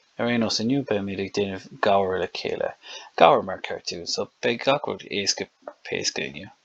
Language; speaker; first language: Irish; non-native, local second language; English